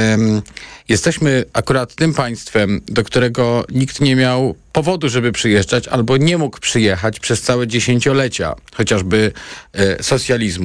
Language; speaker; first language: Polish; native; Polish